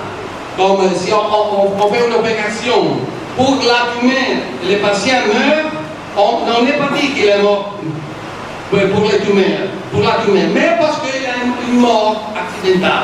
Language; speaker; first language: French; non-native, fluent; Italian